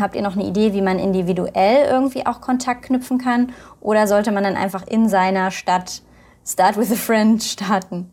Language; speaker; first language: German; native; German